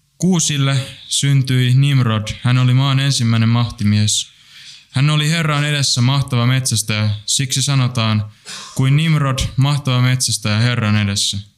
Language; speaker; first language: Finnish; native; Finnish